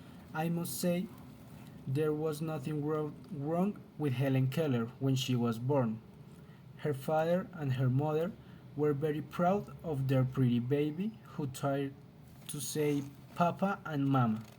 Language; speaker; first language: English; non-native, learner; Spanish